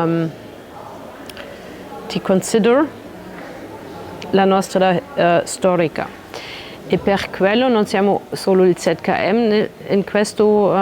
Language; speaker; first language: Italian; non-native, learner; German